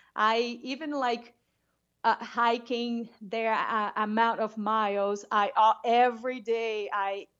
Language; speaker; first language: English; non-native, fluent; Portuguese